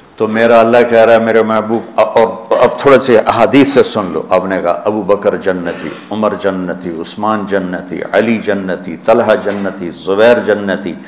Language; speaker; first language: Urdu; non-native, local second language; Punjabi